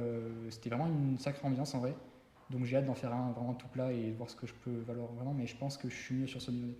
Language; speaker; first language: French; native; French